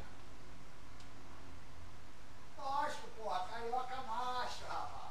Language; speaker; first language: Portuguese; native; Portuguese